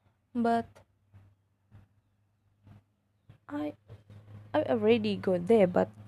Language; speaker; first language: English; non-native, local second language; Malay